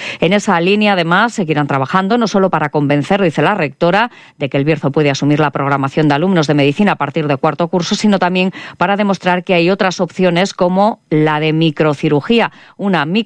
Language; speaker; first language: Spanish; native; Spanish